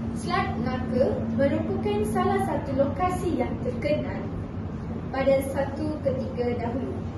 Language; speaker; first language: Malay; native; Malay